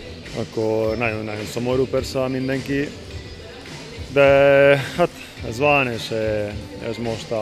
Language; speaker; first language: Hungarian; non-native, learner; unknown